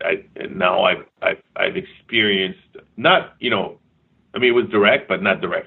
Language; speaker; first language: English; early bilingual, other home language; French